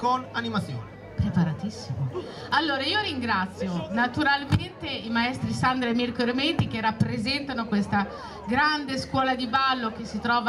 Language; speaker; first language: Italian; native; Italian